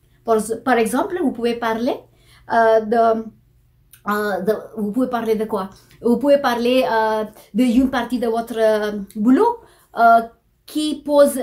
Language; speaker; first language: French; non-native, fluent; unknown